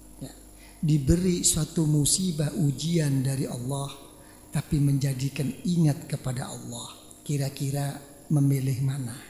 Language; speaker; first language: Malay; non-native, local second language; Javanese